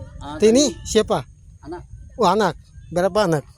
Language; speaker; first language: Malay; non-native, learner; Bangla